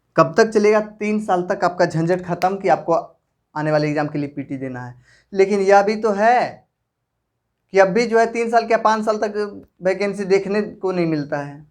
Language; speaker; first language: Hindi; native; Hindi